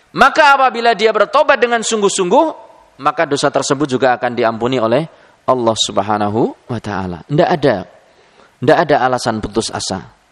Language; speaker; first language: Indonesian; native; Indonesian